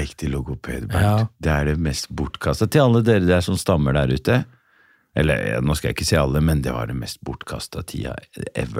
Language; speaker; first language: Norwegian; native; Norwegian